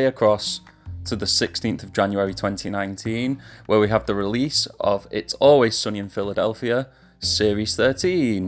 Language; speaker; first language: English; native; English